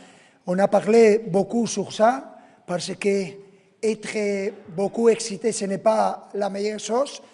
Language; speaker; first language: French; non-native, fluent; Spanish